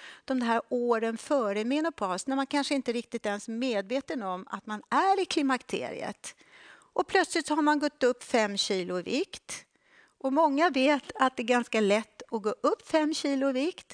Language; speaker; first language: Swedish; native; Swedish